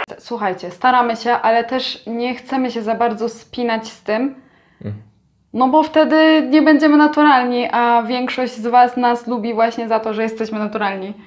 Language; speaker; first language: Polish; native; Polish